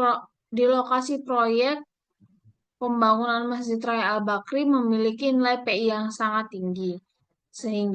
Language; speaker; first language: Indonesian; native; Indonesian